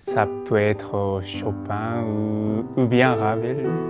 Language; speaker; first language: French; non-native, fluent; Japanese